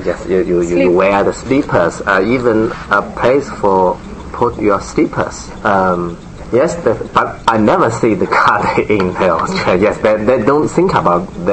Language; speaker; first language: English; non-native, learner; Japanese